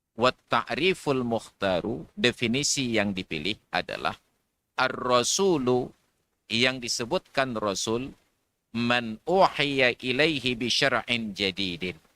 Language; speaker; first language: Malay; non-native, local second language; Achinese